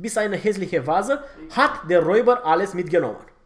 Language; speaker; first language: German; non-native, fluent; Romanian